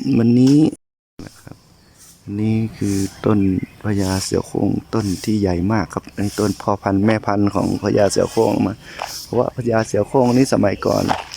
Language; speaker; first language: Thai; native; Thai